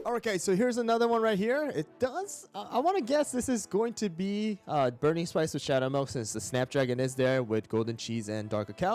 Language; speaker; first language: English; native; English